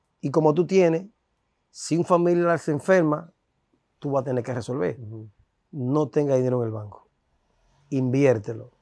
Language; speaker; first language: Spanish; native; Spanish